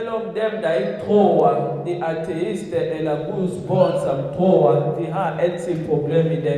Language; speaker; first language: Danish; non-native, fluent; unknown